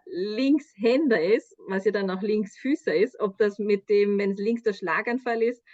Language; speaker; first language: German; native; German